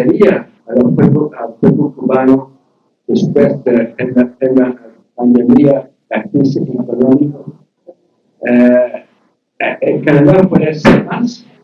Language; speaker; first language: Spanish; non-native, learner; English